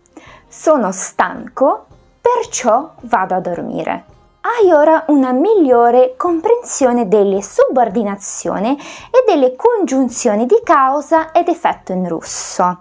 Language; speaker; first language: Italian; non-native, fluent; Russian